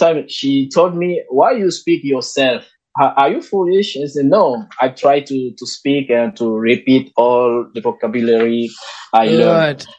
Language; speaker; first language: English; non-native, learner; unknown